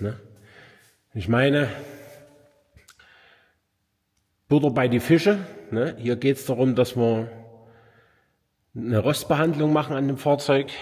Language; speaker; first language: German; native; German